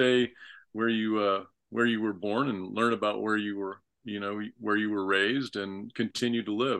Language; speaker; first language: English; native; English